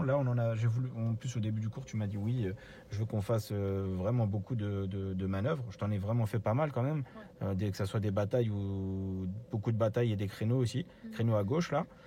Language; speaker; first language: French; native; French